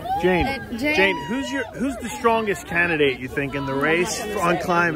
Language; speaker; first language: English; native; English